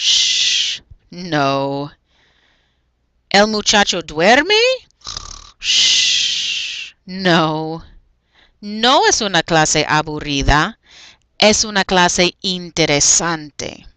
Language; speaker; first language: Spanish; non-native, fluent; English